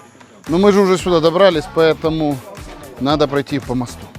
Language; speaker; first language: Russian; native; Russian